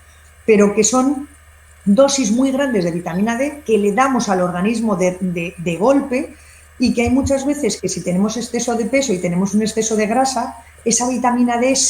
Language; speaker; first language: Spanish; native; Spanish